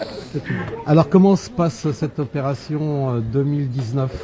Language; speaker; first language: French; native; French